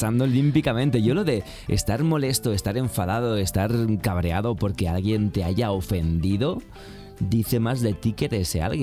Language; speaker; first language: Spanish; native; Spanish